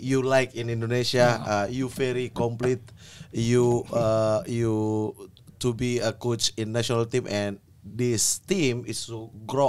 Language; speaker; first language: English; non-native, learner; Indonesian